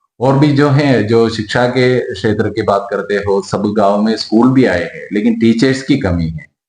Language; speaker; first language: Hindi; non-native, local second language; Malayalam